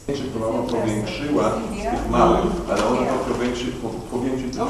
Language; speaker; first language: Polish; non-native, fluent; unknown